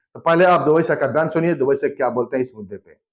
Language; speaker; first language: Hindi; native; Hindi